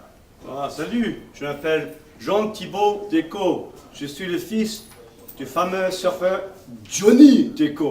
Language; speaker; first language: French; non-native, learner; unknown